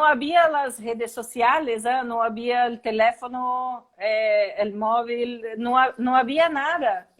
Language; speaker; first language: Spanish; non-native, learner; Portuguese